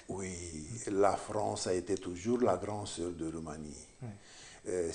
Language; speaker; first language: French; non-native, fluent; Romanian